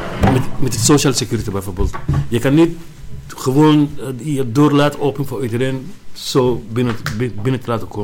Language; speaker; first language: Dutch; non-native, learner; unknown